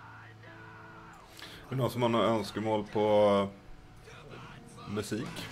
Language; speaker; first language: Swedish; native; Swedish